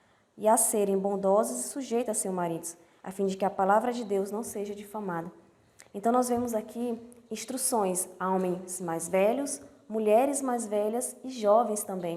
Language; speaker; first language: Portuguese; native; Portuguese